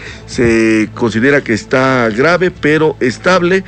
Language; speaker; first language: Spanish; native; Spanish